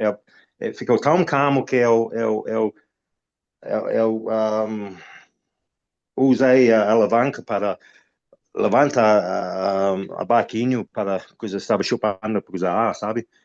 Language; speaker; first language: Portuguese; non-native, fluent; English